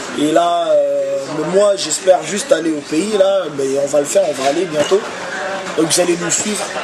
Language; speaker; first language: French; early bilingual, other home language; Lingala